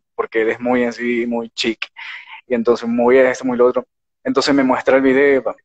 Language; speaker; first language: Spanish; native; Spanish